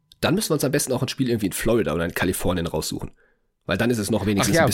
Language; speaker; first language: German; native; German